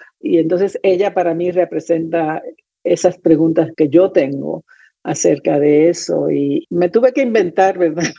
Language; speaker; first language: Spanish; native; Spanish